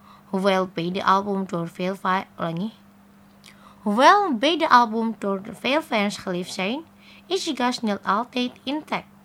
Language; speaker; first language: Dutch; non-native, fluent; Indonesian